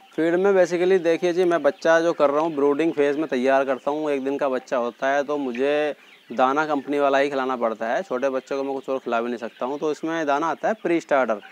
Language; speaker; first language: Hindi; native; Hindi